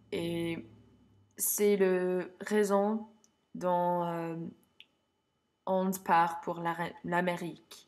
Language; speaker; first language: French; non-native, learner; English